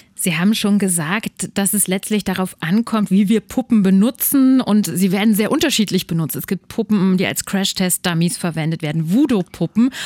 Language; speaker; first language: German; native; German